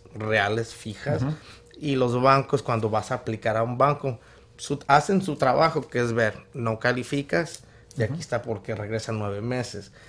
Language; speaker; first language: Spanish; early bilingual, heritage; Spanish